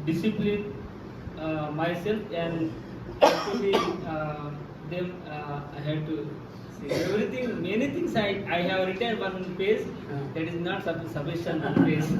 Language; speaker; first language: English; non-native, learner; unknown